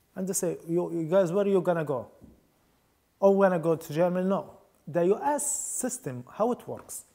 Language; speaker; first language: English; non-native, fluent; Arabic